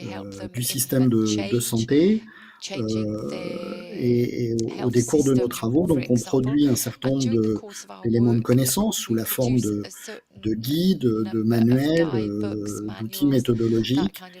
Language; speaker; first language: French; native; French